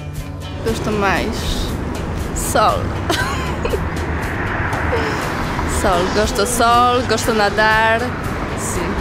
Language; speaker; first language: Portuguese; non-native, learner; Polish